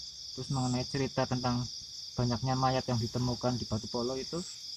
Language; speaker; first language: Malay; non-native, local second language; Javanese